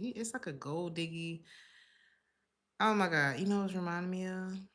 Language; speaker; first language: English; native; English